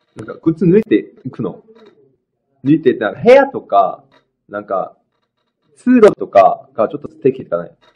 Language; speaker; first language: Japanese; non-native, fluent; Korean